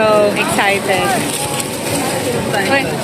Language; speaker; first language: English; non-native, local second language; Filipino